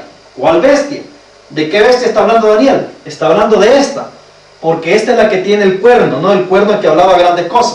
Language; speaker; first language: Spanish; native; Spanish